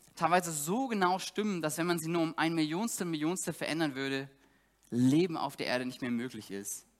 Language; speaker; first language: German; native; German